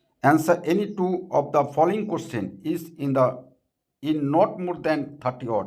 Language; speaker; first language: English; non-native, local second language; Bangla